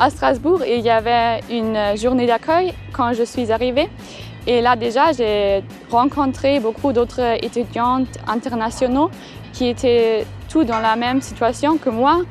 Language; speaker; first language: French; non-native, fluent; German